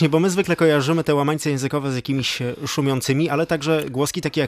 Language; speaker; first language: Polish; native; Polish